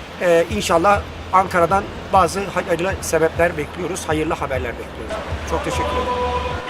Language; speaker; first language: Turkish; native; Turkish